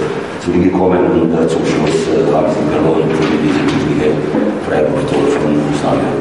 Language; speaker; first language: German; non-native, learner; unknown